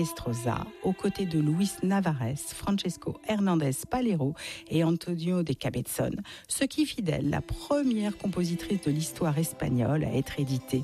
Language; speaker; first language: French; native; French